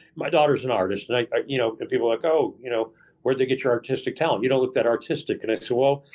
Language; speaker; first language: English; native; English